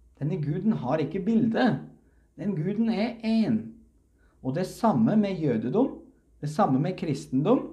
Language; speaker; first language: Norwegian; early bilingual, other home language; Uzbek